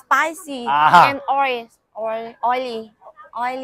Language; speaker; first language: English; non-native, learner; Vietnamese